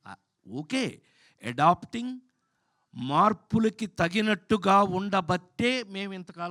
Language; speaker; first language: Telugu; native; Telugu